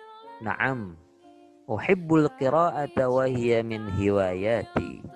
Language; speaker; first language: Arabic; non-native, fluent; Indonesian